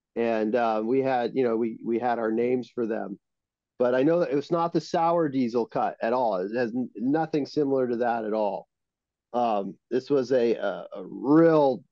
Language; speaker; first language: English; native; English